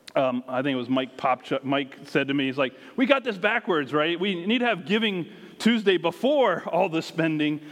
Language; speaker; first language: English; native; English